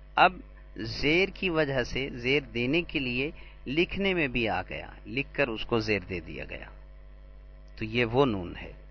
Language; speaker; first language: Urdu; native; Urdu